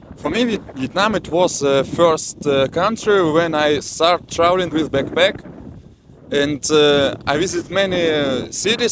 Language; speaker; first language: English; non-native, learner; Russian